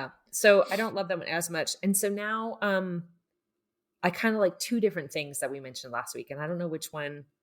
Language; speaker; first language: English; native; English